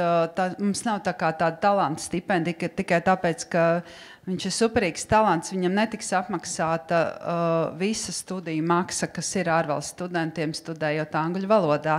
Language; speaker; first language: Latvian; native; Latvian